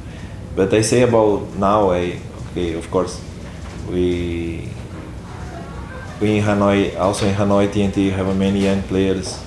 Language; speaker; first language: English; non-native, learner; Portuguese